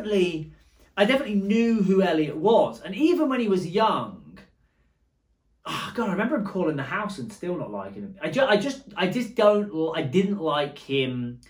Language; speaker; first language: English; native; English